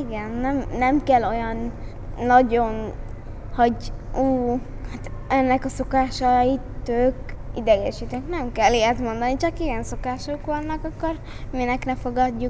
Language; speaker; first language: Hungarian; early bilingual, other home language; Arabic